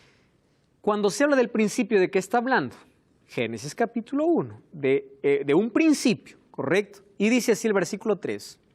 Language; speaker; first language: Spanish; native; Spanish